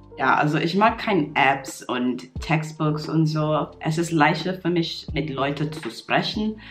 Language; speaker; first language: German; non-native, fluent; English